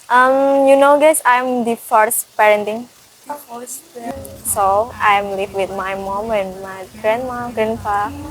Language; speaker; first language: English; non-native, learner; Indonesian